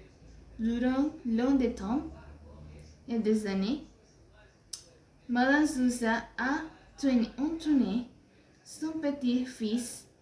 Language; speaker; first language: French; non-native, learner; Spanish